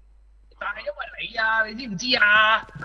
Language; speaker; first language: Chinese; native; Chinese